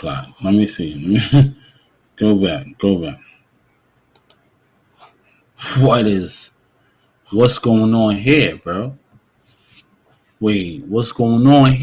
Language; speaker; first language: English; native; English